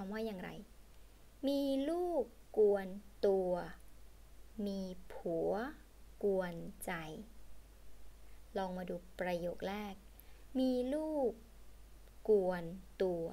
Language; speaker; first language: Thai; native; Thai